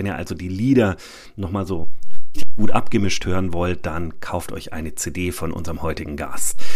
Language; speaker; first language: German; native; German